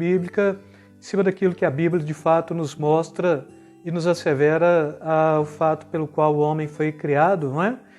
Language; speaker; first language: Portuguese; native; Portuguese